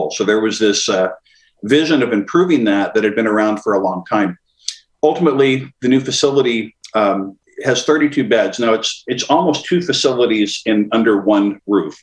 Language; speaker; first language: English; native; English